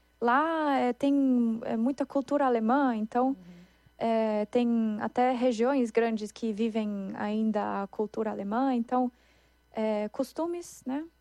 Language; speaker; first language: Portuguese; non-native, fluent; German